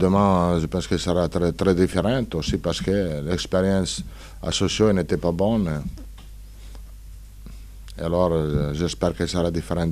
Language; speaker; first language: French; non-native, learner; Italian